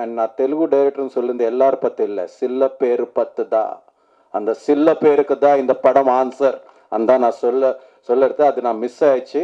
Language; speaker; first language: Tamil; non-native, learner; Telugu